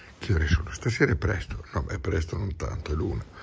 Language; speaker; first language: Italian; native; Italian